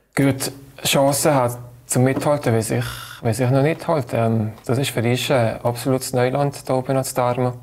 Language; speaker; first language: German; native; German